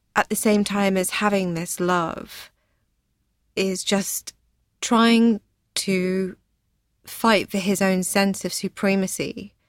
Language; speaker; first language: English; native; English